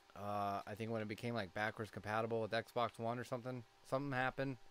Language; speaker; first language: English; native; English